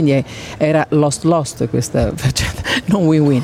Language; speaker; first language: Italian; native; Italian